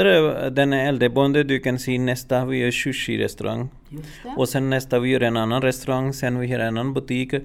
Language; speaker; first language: Swedish; non-native, fluent; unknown